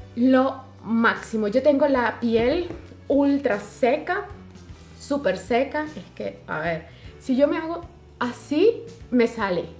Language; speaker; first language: Spanish; native; Spanish